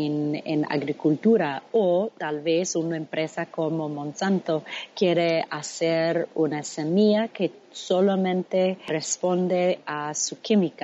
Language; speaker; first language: Spanish; non-native, fluent; English